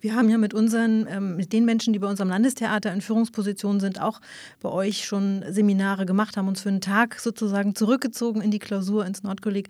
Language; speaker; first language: German; native; German